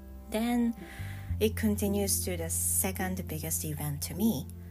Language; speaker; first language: English; non-native, fluent; Japanese